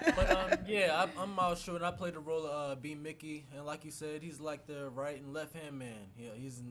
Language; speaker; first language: English; native; English